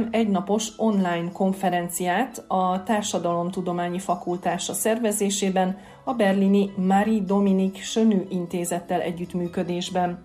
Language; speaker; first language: Hungarian; native; Hungarian